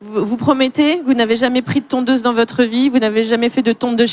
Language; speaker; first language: French; native; French